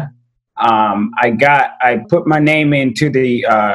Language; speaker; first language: English; non-native, local second language; Ganda